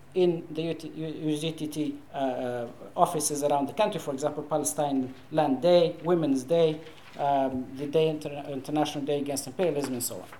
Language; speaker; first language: English; non-native, fluent; Arabic